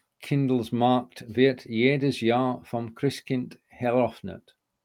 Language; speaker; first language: German; non-native, learner; English